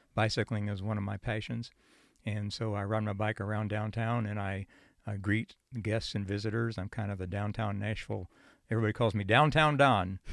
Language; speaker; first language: English; native; English